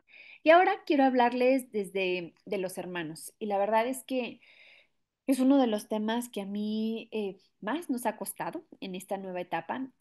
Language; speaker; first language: Spanish; native; Spanish